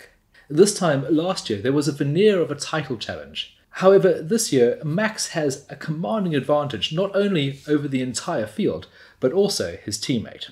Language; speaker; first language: English; native; English